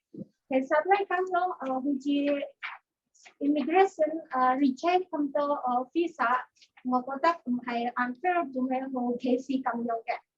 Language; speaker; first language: Cantonese; non-native, learner; Indonesian